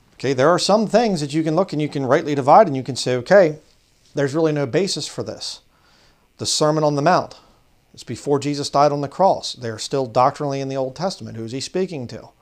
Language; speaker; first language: English; native; English